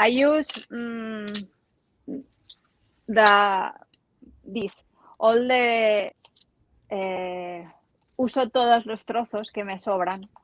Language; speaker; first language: English; non-native, learner; Spanish